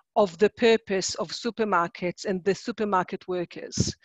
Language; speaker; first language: English; non-native, fluent; Hebrew